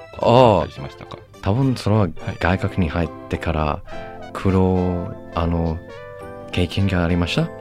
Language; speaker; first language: Japanese; non-native, learner; English